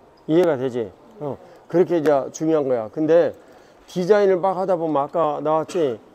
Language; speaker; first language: Korean; native; Korean